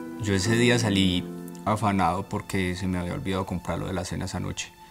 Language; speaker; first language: Spanish; native; Spanish